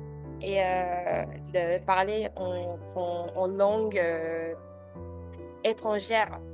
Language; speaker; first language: French; non-native, learner; Korean